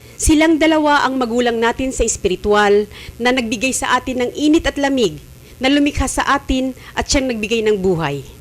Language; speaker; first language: Filipino; native; Filipino